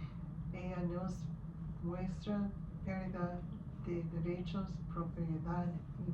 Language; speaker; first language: Spanish; non-native, learner; English